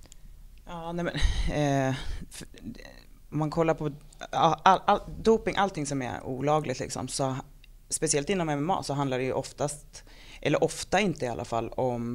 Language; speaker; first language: Swedish; native; Swedish